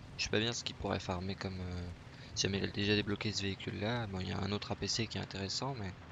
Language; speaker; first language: French; native; French